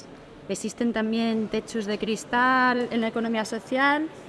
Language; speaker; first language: Spanish; native; Spanish